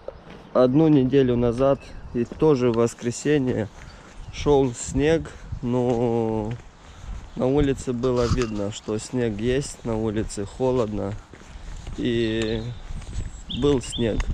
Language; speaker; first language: Russian; non-native, fluent; Romanian